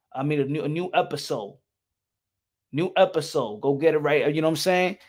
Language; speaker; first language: English; native; English